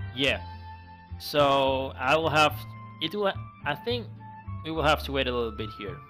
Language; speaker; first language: English; non-native, fluent; Greek